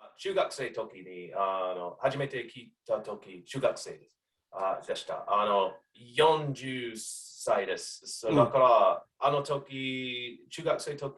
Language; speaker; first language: Japanese; non-native, learner; English